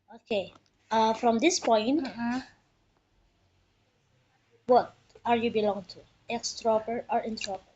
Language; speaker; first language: English; non-native, fluent; Indonesian